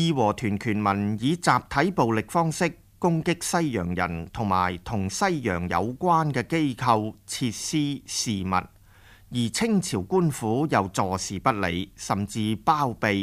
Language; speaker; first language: Chinese; non-native, local second language; Cantonese